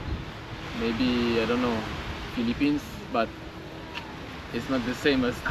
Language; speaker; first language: English; non-native, fluent; French